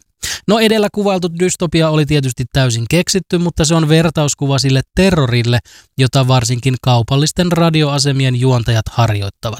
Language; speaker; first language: Finnish; native; Finnish